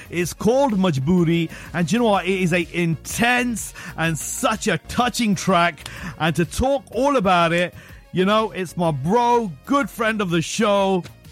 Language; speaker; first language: English; early bilingual, other home language; Hindi